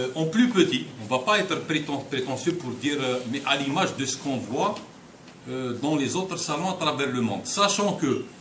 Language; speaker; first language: French; non-native, local second language; Arabic